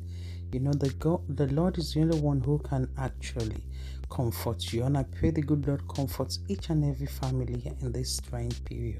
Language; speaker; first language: English; non-native, local second language; Yoruba